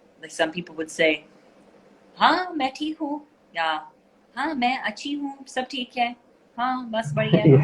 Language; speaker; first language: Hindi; non-native, fluent; English